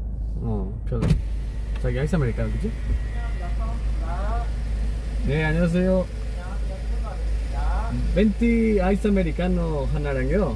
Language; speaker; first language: Korean; non-native, learner; Spanish